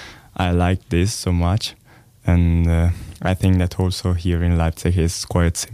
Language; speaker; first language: English; non-native, learner; Italian